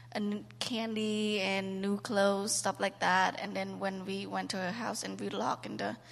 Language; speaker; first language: English; non-native, learner; Khmer